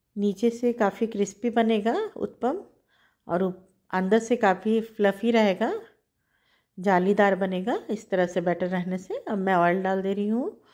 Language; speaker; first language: Hindi; native; Hindi